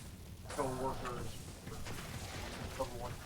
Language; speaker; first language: English; native; English